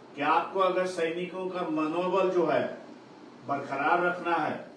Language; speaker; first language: Hindi; non-native, local second language; Marathi